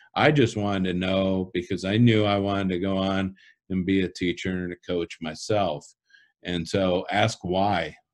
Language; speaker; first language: English; native; English